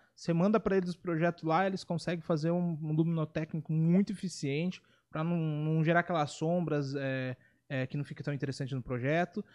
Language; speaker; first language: Portuguese; native; Portuguese